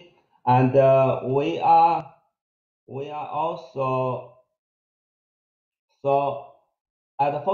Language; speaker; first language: English; non-native, fluent; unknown